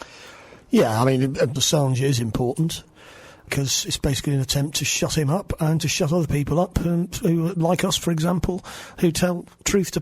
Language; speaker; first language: English; native; English